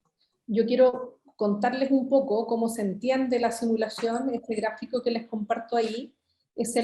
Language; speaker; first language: Spanish; native; Spanish